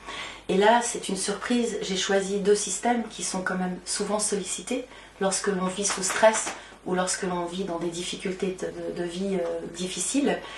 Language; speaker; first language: French; native; French